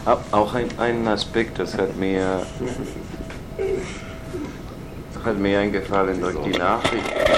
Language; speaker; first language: German; non-native, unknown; Spanish